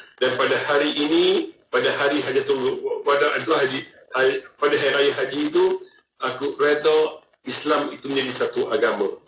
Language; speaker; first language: Malay; native; Malay